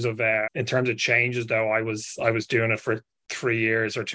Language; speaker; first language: English; native; English